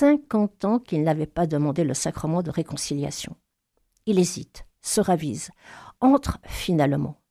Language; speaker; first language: French; native; French